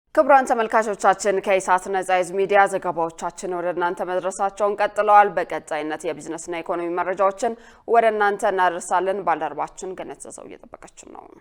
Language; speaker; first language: Amharic; native; Amharic